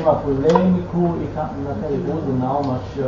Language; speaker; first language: Portuguese; non-native, fluent; Dutch